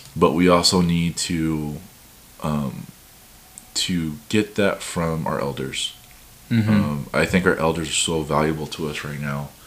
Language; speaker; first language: English; native; English